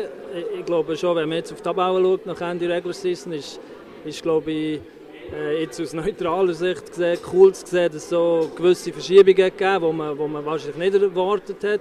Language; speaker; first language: German; native; German